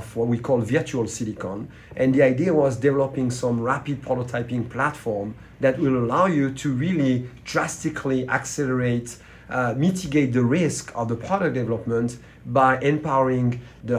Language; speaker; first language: English; non-native, fluent; French